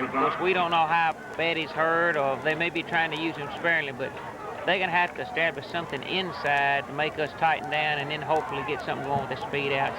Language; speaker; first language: English; native; English